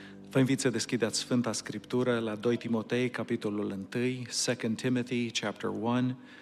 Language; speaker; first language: Romanian; native; Romanian